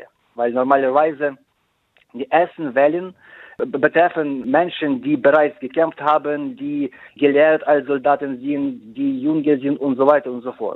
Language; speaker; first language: German; non-native, fluent; Ukrainian